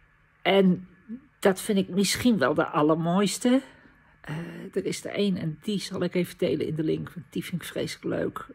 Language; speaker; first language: Dutch; native; Dutch